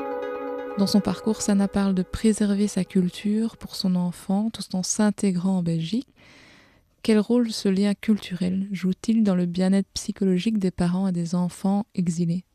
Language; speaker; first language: French; native; French